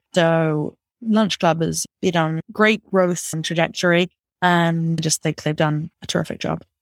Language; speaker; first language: English; native; English